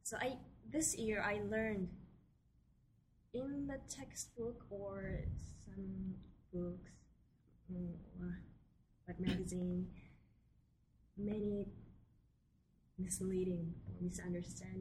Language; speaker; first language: English; non-native, learner; Japanese